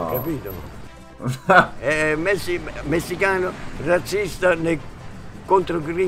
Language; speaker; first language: Italian; non-native, learner; Spanish